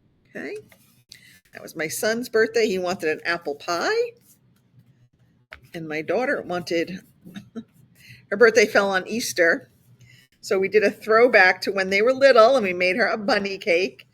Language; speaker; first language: English; native; English